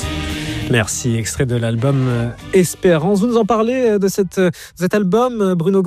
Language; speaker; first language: French; native; French